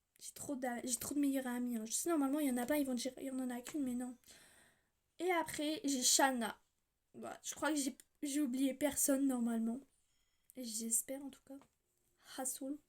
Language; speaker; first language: French; native; French